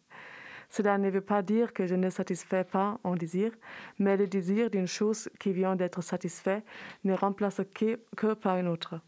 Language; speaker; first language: French; non-native, fluent; German